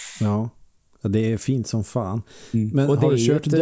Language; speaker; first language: Swedish; native; Swedish